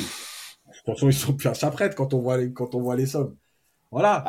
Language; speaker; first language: French; native; French